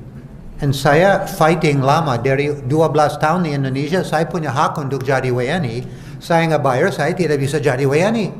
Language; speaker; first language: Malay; non-native, fluent; English